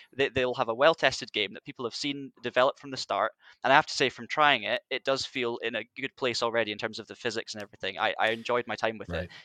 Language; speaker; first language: English; native; English